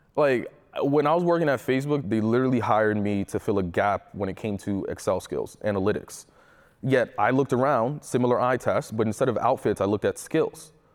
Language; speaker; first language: English; early bilingual, other home language; Spanish